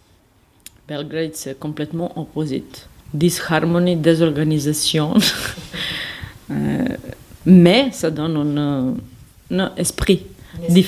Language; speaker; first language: French; non-native, fluent; Serbian